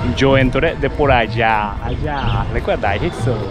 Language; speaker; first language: Spanish; non-native, learner; Japanese